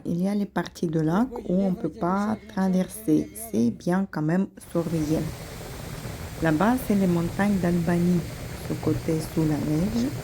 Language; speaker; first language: French; non-native, fluent; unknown